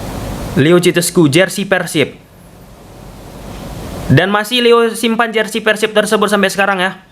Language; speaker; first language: Indonesian; native; Indonesian